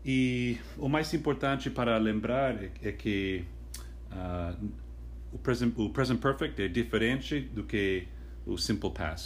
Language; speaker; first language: Portuguese; non-native, fluent; English